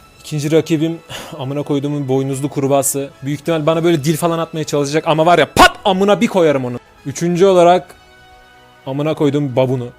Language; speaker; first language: Turkish; native; Turkish